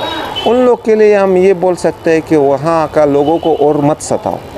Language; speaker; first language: Hindi; non-native, local second language; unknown